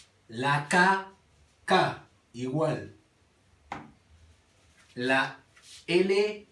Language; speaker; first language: Spanish; non-native, learner; Haitian Creole